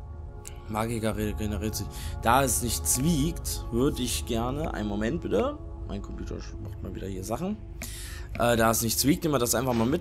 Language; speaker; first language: German; native; German